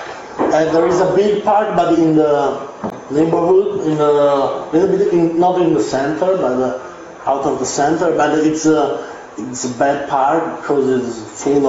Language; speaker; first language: English; non-native, learner; Italian